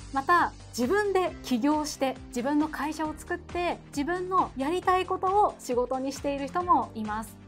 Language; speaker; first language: Japanese; native; Japanese